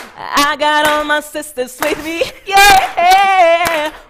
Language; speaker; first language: English; non-native, fluent; Romanian